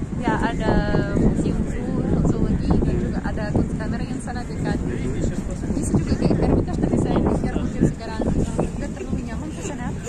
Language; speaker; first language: Indonesian; non-native, fluent; Russian